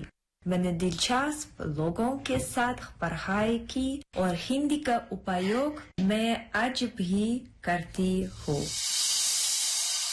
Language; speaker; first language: Hindi; non-native, fluent; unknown